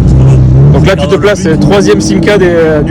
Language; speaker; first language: French; native; French